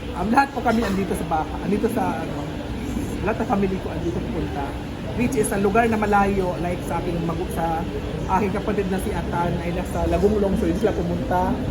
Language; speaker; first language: Filipino; native; Filipino